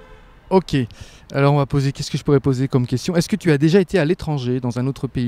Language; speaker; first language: French; native; French